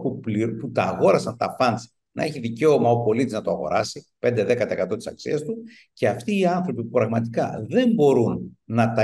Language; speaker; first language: Greek; native; Greek